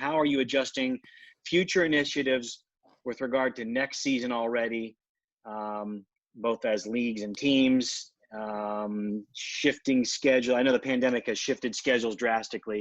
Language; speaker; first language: English; native; English